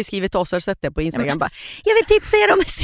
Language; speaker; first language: Swedish; native; Swedish